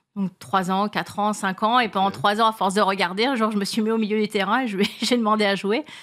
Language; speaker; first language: French; native; French